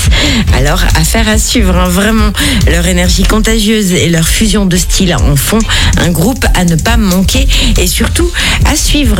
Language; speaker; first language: French; native; French